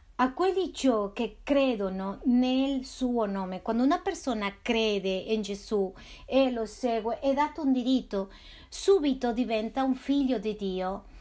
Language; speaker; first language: Italian; non-native, fluent; Spanish